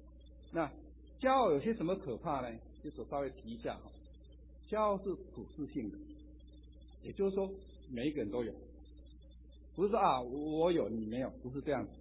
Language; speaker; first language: Chinese; native; Chinese